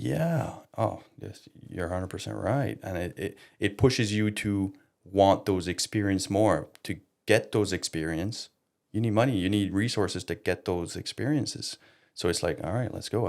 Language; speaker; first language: English; non-native, local second language; French